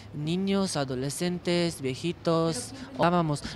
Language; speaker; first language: Spanish; non-native, fluent; Romanian